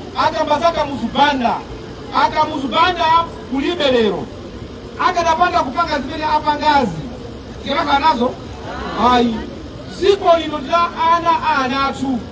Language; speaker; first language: Nyanja; native; Nyanja